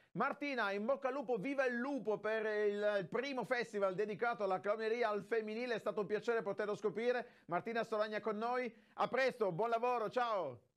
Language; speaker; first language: Italian; native; Italian